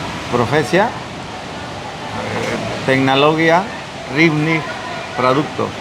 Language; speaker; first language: Russian; non-native, learner; Spanish